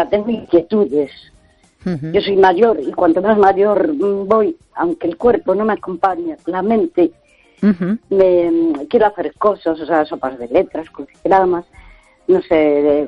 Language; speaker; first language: Spanish; native; Spanish